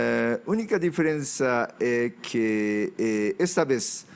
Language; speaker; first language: Portuguese; non-native, fluent; Japanese